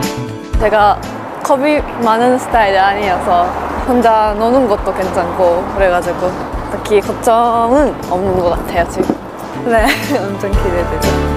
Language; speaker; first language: Korean; non-native, fluent; Japanese